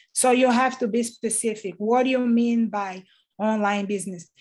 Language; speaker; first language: English; non-native, fluent; Portuguese